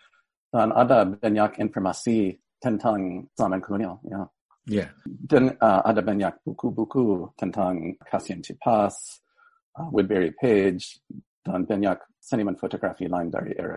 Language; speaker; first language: Indonesian; non-native, fluent; English